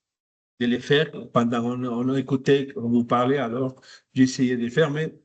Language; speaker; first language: French; non-native, fluent; Spanish